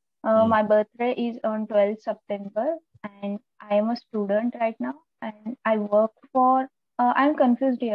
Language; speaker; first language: English; non-native, local second language; Marathi